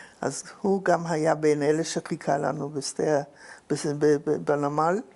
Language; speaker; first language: Hebrew; non-native, fluent; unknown